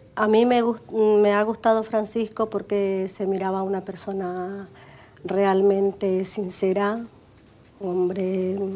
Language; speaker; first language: Spanish; native; Spanish